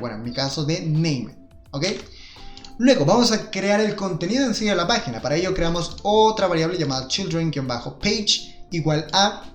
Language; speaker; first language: Spanish; native; Spanish